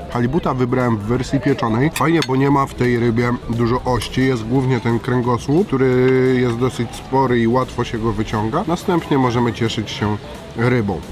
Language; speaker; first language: Polish; native; Polish